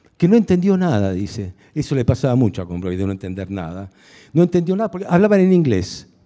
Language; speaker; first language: Spanish; early bilingual, other home language; Hungarian